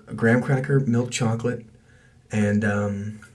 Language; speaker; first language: English; native; English